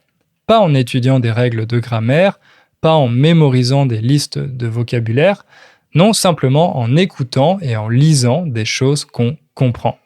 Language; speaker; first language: French; native; French